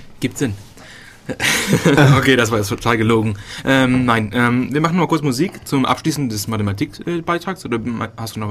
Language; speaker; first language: German; native; German